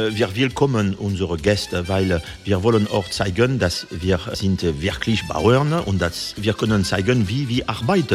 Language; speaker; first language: German; non-native, learner; French